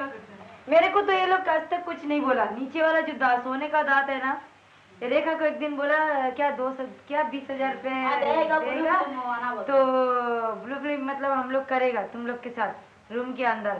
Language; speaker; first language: Hindi; non-native, local second language; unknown